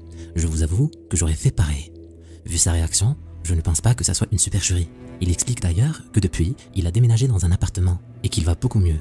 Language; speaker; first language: French; native; French